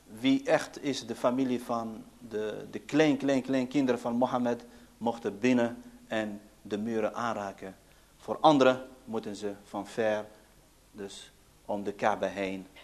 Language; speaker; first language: Dutch; early bilingual, other home language; Arabic